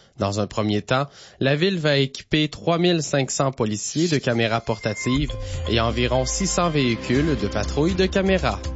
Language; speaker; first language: French; native; French